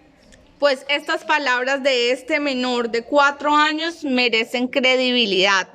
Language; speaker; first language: Spanish; native; Spanish